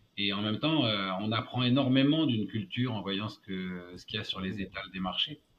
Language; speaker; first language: French; native; French